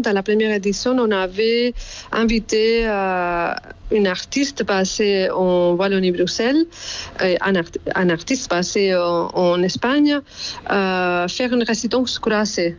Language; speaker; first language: French; non-native, fluent; Spanish